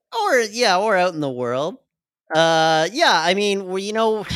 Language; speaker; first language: English; native; English